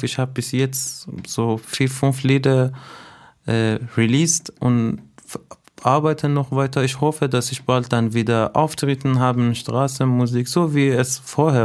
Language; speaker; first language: German; non-native, fluent; Persian